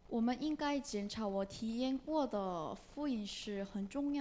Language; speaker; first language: Chinese; non-native, learner; Korean